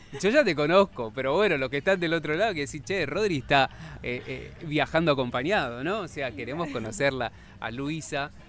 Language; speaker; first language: Spanish; native; Spanish